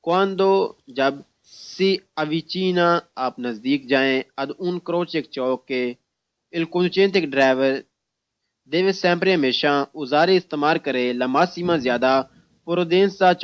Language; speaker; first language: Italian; non-native, learner; Urdu